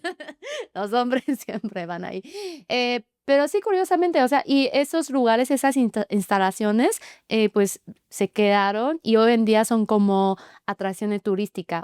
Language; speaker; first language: Spanish; non-native, fluent; Chinese